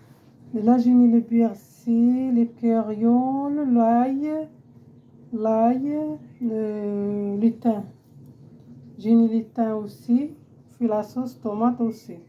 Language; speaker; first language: French; non-native, learner; Arabic